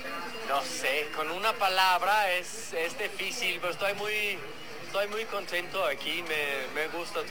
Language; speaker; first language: Spanish; non-native, fluent; Danish